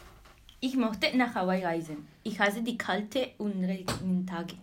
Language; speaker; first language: German; non-native, learner; Spanish